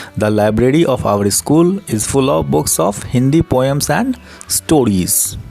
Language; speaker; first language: Hindi; native; Hindi